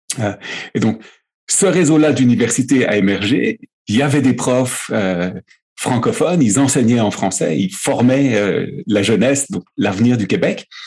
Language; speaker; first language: French; native; French